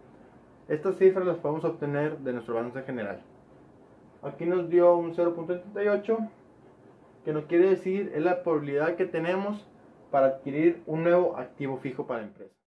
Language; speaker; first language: Spanish; native; Spanish